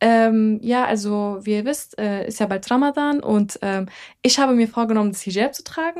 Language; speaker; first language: German; early bilingual, other home language; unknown